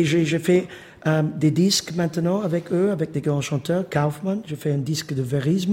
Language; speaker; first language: French; non-native, fluent; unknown